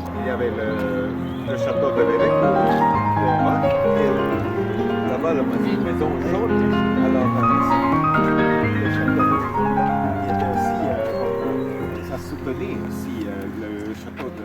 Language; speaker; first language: French; non-native, fluent; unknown